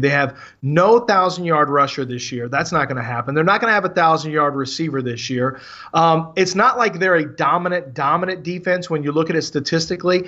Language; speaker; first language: English; native; English